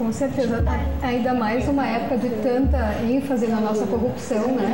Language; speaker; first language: Portuguese; native; Portuguese